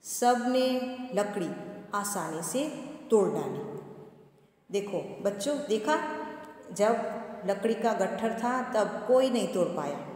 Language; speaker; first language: Hindi; non-native, local second language; Gujarati